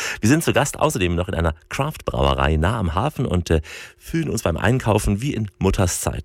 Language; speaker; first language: German; native; German